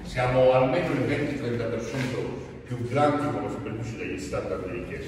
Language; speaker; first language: Italian; native; Italian